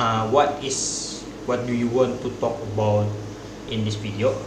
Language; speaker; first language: English; non-native, learner; Indonesian